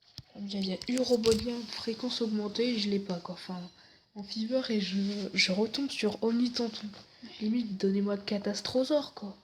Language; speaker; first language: French; native; French